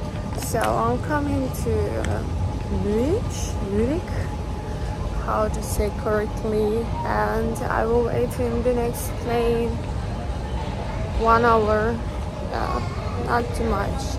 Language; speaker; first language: English; non-native, learner; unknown